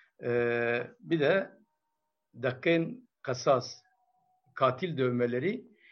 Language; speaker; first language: Turkish; non-native, local second language; Kurdish